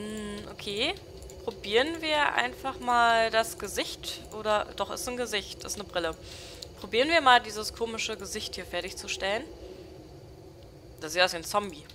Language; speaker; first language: German; native; German